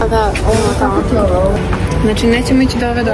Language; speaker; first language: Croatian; non-native, learner; Russian